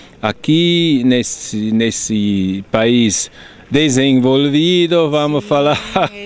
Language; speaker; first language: Portuguese; non-native, fluent; German